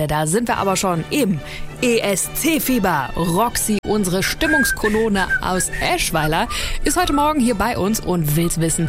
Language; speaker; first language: German; native; German